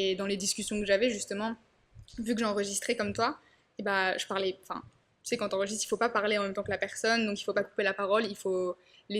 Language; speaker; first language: French; native; French